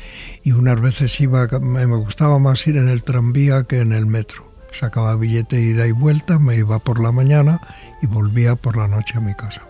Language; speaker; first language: Spanish; native; Spanish